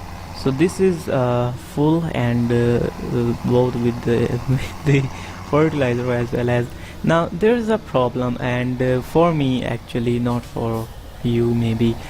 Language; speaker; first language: English; non-native, fluent; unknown